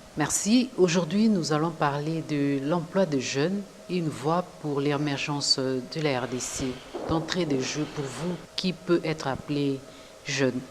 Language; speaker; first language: French; non-native, local second language; Lingala